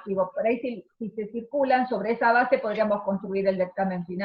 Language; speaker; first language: Spanish; native; Spanish